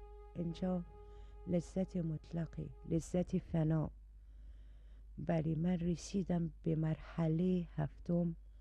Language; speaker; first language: Persian; non-native, learner; Arabic